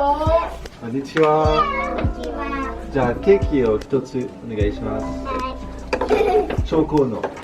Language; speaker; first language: Japanese; non-native, fluent; French